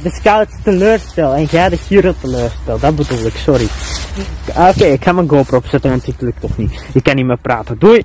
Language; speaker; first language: Dutch; native; Dutch